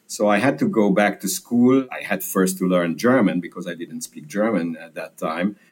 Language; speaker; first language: English; non-native, fluent; Hungarian